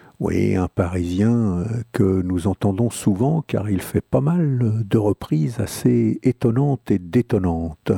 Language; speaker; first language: French; native; French